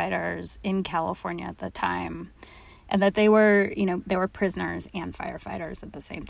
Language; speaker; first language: English; native; English